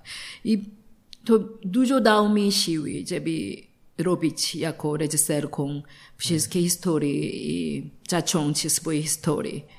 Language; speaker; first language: Polish; non-native, learner; Korean